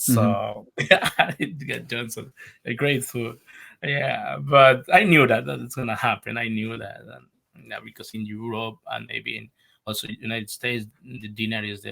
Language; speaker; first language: English; non-native, learner; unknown